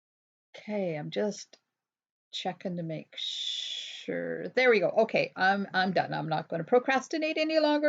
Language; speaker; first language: English; native; English